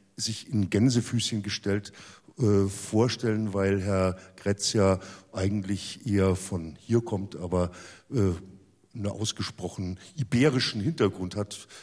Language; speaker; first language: German; native; German